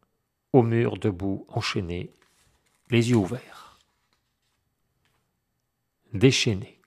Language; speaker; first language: French; native; French